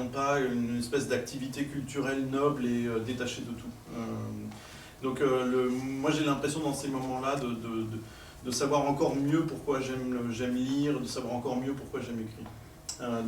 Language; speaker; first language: French; native; French